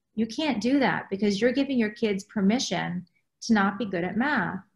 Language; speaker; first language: English; native; English